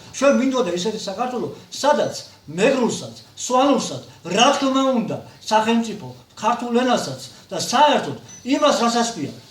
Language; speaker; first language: Georgian; non-native, local second language; Mingrelian